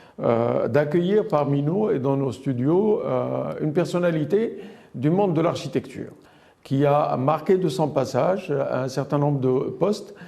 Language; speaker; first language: French; non-native, local second language; Arabic